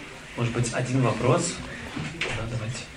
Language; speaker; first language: Russian; native; Russian